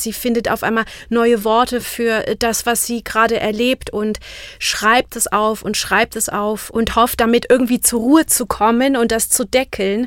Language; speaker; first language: German; non-native, fluent; Czech